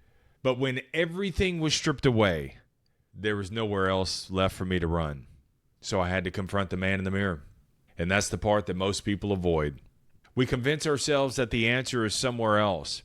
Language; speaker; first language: English; native; English